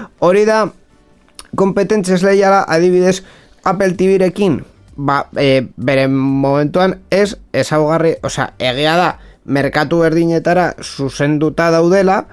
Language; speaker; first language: Basque; non-native, local second language; Spanish